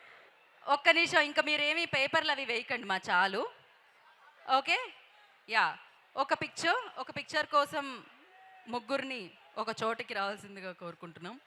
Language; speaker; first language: Telugu; native; Telugu